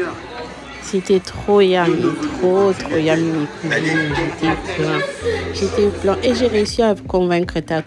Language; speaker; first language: French; non-native, local second language; Lingala